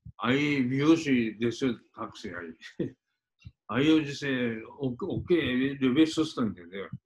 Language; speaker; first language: Portuguese; non-native, fluent; Japanese